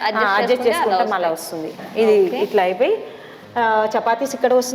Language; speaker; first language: Telugu; native; Telugu